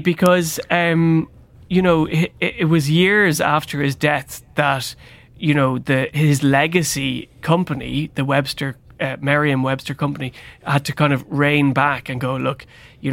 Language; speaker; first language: English; native; English